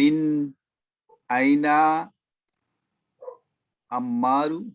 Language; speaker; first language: Arabic; non-native, learner; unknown